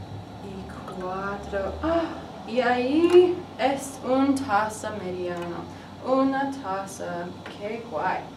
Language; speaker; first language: Spanish; non-native, learner; English